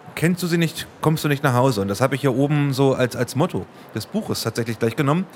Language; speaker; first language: German; native; German